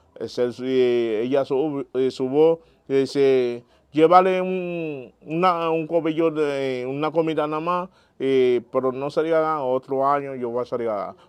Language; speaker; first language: Spanish; non-native, learner; Haitian Creole